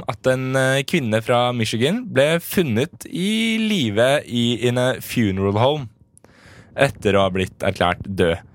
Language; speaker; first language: Norwegian; native; Norwegian